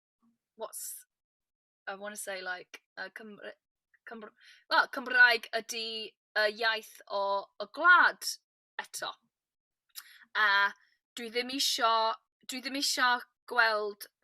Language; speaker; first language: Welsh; non-native, learner; English